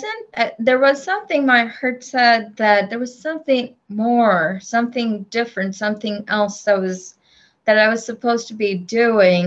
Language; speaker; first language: English; non-native, local second language; Gujarati